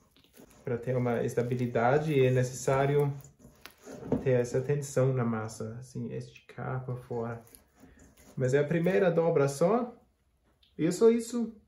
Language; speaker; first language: Portuguese; non-native, fluent; German